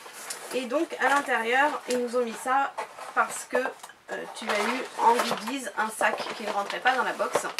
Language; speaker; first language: French; native; French